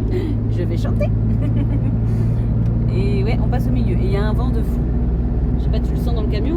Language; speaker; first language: French; native; French